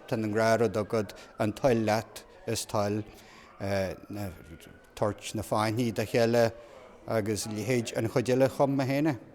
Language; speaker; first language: Irish; native; Irish